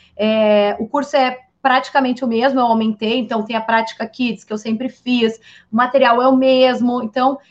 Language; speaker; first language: Portuguese; native; Portuguese